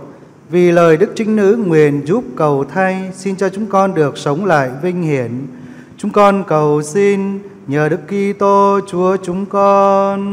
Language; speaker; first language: Vietnamese; native; Vietnamese